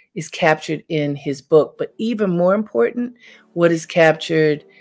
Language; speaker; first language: English; native; English